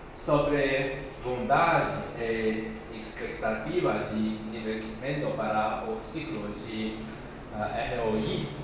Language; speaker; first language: Portuguese; non-native, fluent; Chinese